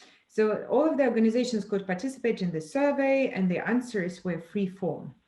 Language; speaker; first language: English; non-native, fluent; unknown